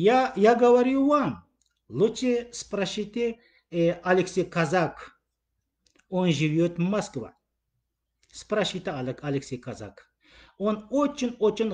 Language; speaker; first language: Russian; non-native, learner; Uyghur